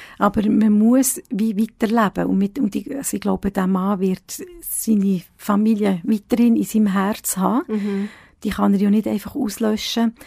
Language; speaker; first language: German; early bilingual, other home language; Italian